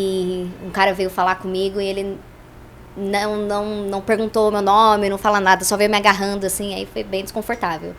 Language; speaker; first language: Portuguese; native; Portuguese